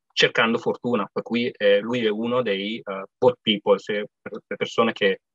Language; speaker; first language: Italian; early bilingual, other home language; Vietnamese